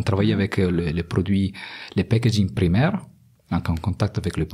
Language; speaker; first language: French; non-native, fluent; Italian